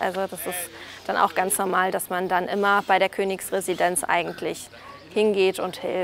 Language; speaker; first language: German; native; German